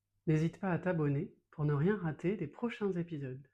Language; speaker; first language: French; native; French